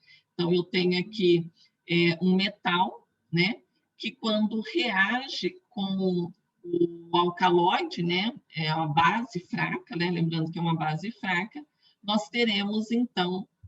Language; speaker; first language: Portuguese; native; Portuguese